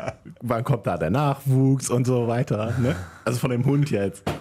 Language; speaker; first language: German; non-native, fluent; Norwegian